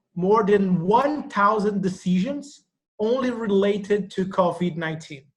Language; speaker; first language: English; non-native, fluent; Portuguese